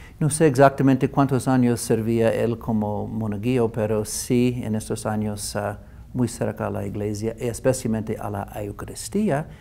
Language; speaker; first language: Spanish; non-native, fluent; English